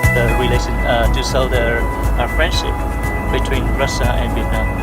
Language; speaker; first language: English; non-native, fluent; Vietnamese